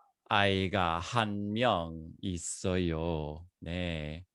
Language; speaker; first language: Korean; non-native, fluent; English